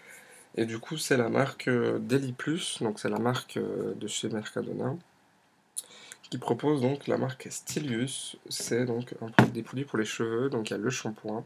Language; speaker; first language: French; native; French